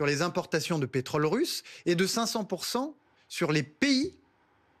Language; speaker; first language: French; native; French